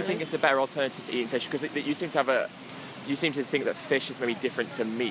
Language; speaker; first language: English; native; English